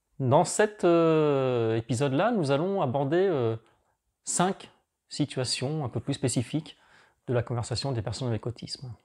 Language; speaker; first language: French; native; French